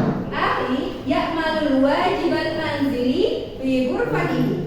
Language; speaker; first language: Arabic; non-native, fluent; Indonesian